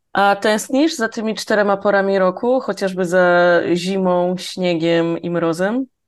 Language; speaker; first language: Polish; native; Polish